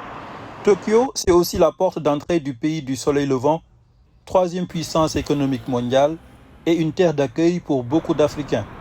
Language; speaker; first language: French; native; French